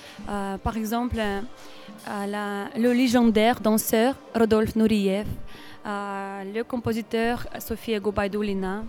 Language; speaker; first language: French; non-native, learner; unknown